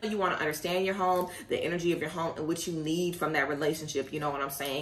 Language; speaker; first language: English; native; English